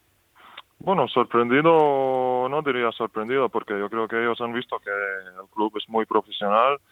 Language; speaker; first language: Spanish; non-native, fluent; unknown